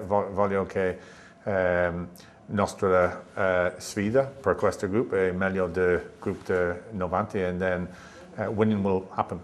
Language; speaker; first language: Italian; non-native, learner; English